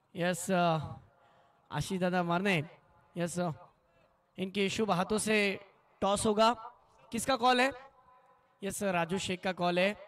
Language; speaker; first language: Hindi; non-native, local second language; Marathi